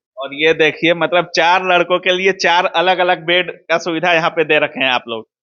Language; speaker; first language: Hindi; native; Hindi